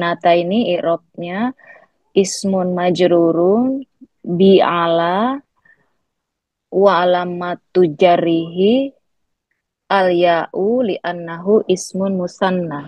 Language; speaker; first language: Arabic; non-native, learner; Indonesian